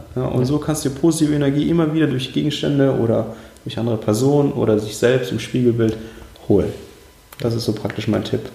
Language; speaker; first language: German; early bilingual, other home language; Russian